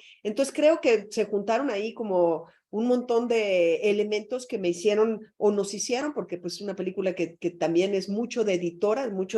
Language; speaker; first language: Spanish; native; Spanish